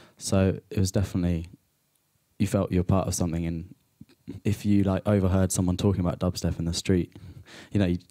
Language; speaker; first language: English; native; English